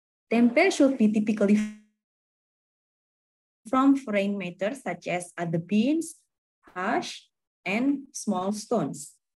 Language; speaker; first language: English; non-native, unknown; Indonesian